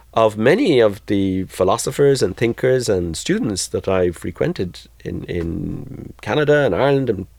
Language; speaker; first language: English; native; English